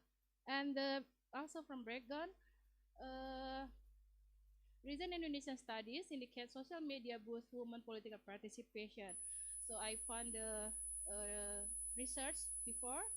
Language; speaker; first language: English; non-native, learner; Indonesian